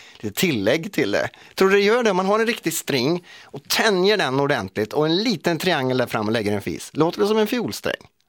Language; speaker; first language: Swedish; native; Swedish